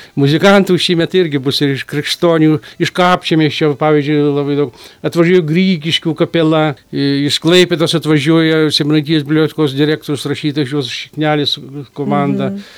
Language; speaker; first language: Lithuanian; native; Lithuanian